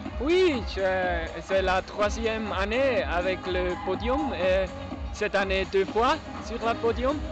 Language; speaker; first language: French; non-native, learner; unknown